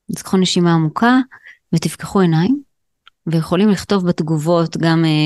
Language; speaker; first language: Hebrew; native; Hebrew